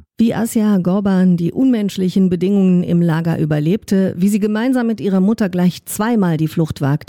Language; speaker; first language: German; native; German